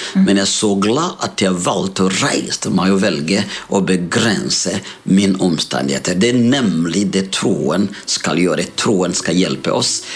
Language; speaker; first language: Norwegian; non-native, fluent; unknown